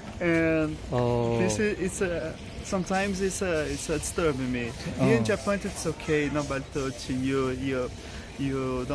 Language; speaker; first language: English; non-native, learner; Portuguese